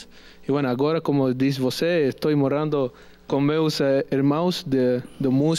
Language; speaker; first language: Portuguese; non-native, learner; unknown